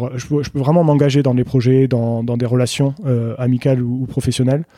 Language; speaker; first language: French; native; French